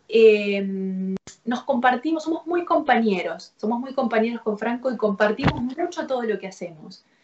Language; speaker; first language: Spanish; native; Spanish